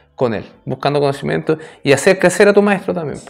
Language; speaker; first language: Spanish; native; Spanish